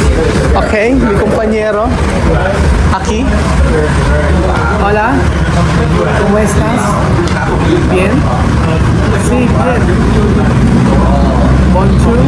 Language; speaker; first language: Spanish; non-native, learner; Filipino